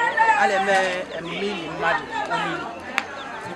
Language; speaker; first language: Igbo; native; Igbo